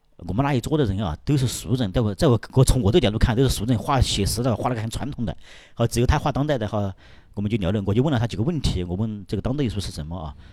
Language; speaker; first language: Chinese; native; Chinese